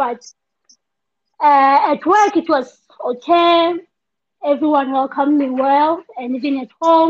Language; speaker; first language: English; non-native, local second language; Southern Sotho